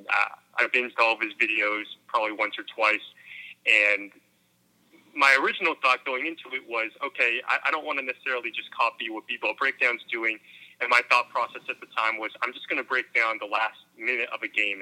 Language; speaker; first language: English; native; English